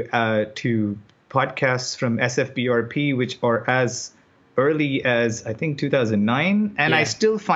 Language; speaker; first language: English; non-native, local second language; Tamil